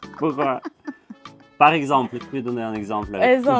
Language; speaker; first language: French; non-native, fluent; Russian